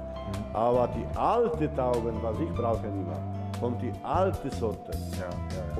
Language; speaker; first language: German; non-native, learner; Polish